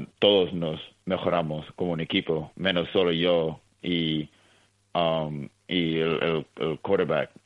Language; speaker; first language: Spanish; early bilingual, heritage; Spanish